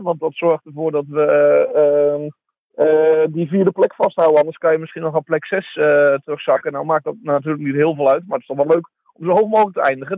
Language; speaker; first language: Dutch; native; Dutch